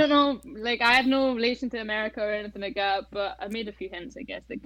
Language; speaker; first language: English; native; English